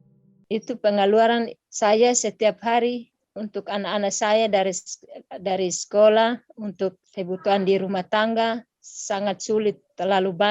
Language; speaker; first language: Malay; non-native, local second language; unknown